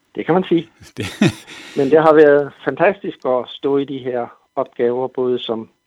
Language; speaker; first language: Danish; native; Danish